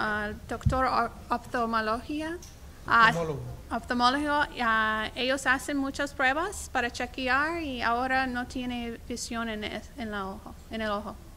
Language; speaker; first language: Spanish; non-native, learner; English